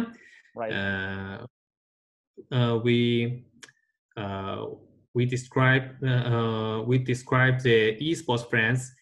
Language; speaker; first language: English; non-native, learner; Chinese